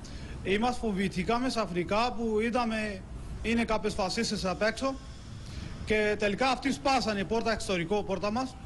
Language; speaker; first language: Greek; non-native, learner; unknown